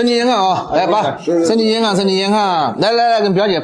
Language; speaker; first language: Chinese; native; Chinese